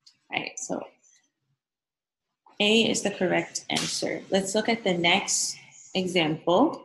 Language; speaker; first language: English; early bilingual, other home language; Korean